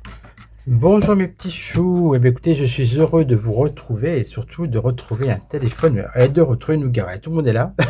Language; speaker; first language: French; native; French